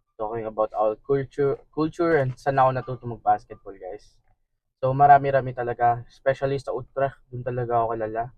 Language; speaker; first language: Filipino; native; Filipino